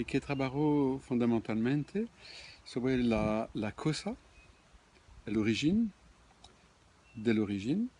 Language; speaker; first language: Spanish; non-native, fluent; French